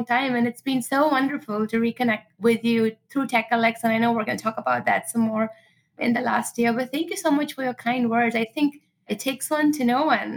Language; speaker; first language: English; non-native, local second language; Marathi